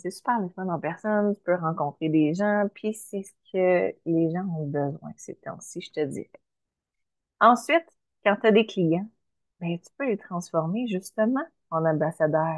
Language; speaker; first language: French; native; French